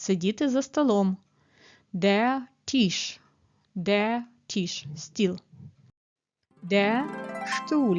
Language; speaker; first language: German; non-native, fluent; Ukrainian